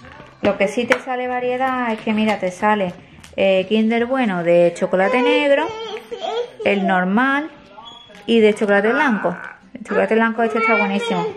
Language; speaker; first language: Spanish; native; Spanish